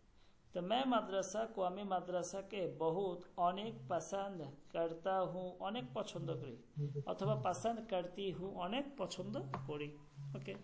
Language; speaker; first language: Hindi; non-native, fluent; Bangla